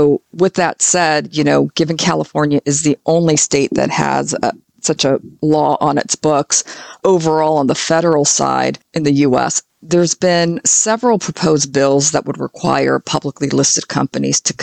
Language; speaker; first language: English; native; English